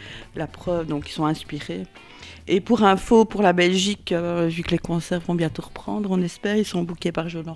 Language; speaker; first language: French; native; French